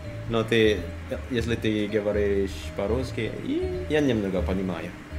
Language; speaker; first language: Russian; non-native, learner; Indonesian